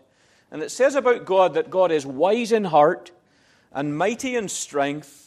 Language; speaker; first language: English; native; English